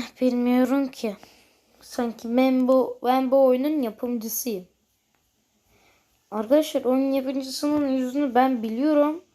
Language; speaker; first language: Turkish; native; Turkish